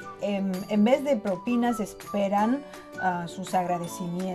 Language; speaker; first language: Spanish; non-native, fluent; Chinese